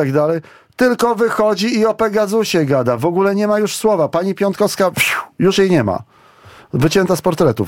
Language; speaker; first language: Polish; native; Polish